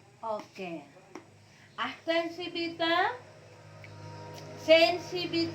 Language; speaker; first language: German; non-native, learner; Indonesian